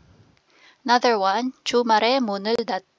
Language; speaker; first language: Korean; non-native, fluent; Filipino